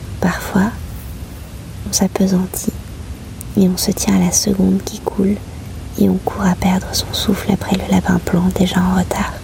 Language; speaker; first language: French; native; French